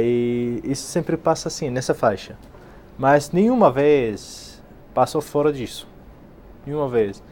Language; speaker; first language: Portuguese; non-native, fluent; Arabic